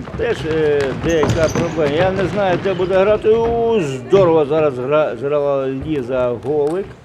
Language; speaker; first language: Ukrainian; non-native, local second language; Russian